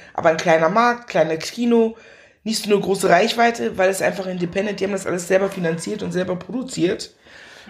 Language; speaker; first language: German; early bilingual, other home language; Akan